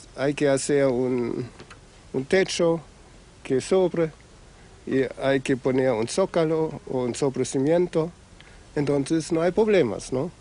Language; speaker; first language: Spanish; non-native, fluent; German